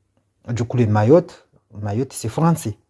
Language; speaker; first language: French; non-native, local second language; Comorian